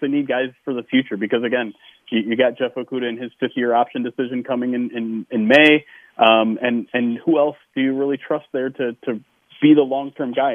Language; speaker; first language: English; native; English